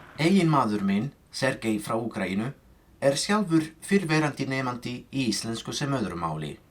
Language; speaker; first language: Icelandic; non-native, fluent; Italian